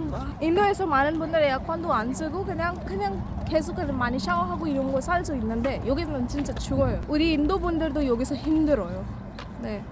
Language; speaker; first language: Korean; non-native, learner; Hindi